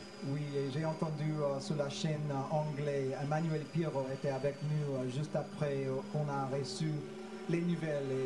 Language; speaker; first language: French; non-native, fluent; English